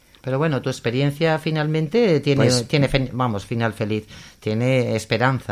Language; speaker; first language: Spanish; native; Spanish